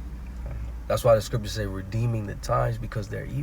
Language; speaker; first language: English; native; English